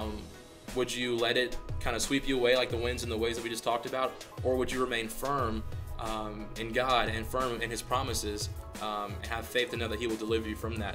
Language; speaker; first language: English; native; English